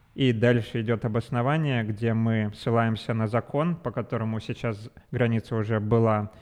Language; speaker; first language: Russian; native; Russian